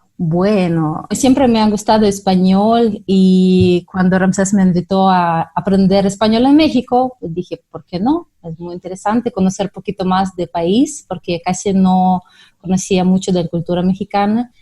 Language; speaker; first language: Spanish; non-native, fluent; Russian